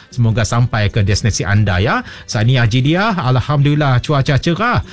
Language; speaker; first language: Malay; native; Malay